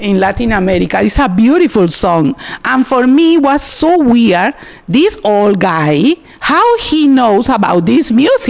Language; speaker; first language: English; non-native, learner; Spanish